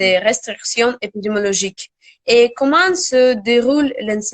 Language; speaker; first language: French; non-native, learner; Russian